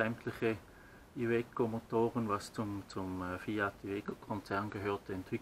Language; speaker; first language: German; native; German